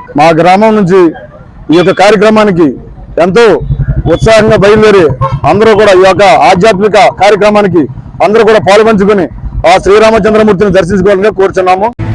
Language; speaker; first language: Telugu; native; Telugu